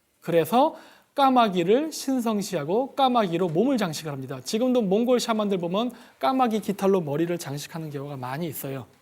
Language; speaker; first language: Korean; native; Korean